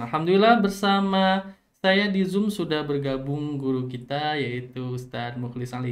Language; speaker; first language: Indonesian; native; Indonesian